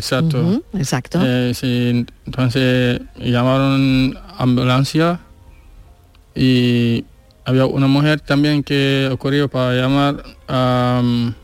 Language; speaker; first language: Spanish; non-native, learner; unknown